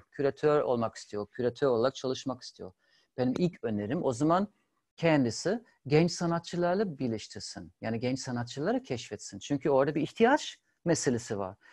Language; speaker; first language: Turkish; non-native, fluent; German